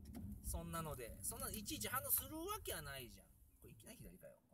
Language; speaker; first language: Japanese; native; Japanese